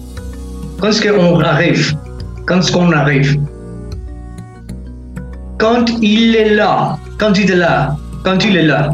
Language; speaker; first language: French; non-native, fluent; Spanish